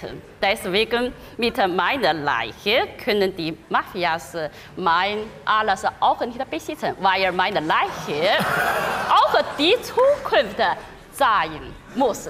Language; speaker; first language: German; non-native, fluent; Chinese